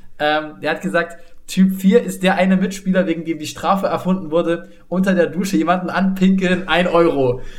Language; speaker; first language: German; native; German